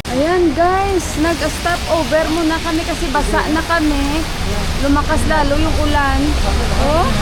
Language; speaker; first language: Filipino; native; Filipino